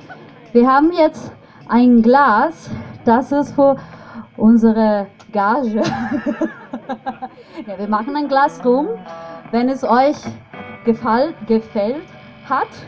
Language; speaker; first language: German; non-native, learner; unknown